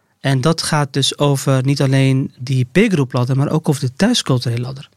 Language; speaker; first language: Dutch; early bilingual, other home language; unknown